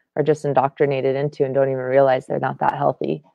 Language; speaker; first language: English; native; English